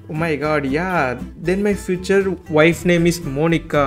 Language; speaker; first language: English; non-native, learner; Tamil